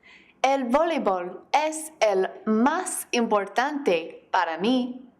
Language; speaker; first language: Spanish; non-native, fluent; English